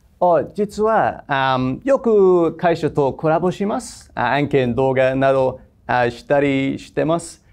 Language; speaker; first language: Japanese; non-native, fluent; English